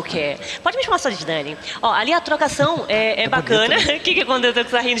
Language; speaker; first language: Portuguese; native; Portuguese